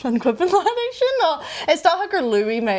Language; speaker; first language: Irish; non-native, local second language; English